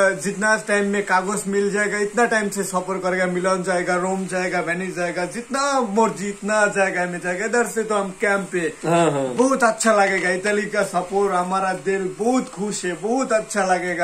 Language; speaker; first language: Hindi; non-native, learner; Bangla